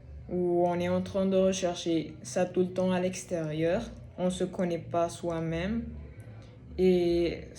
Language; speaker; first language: French; non-native, fluent; Spanish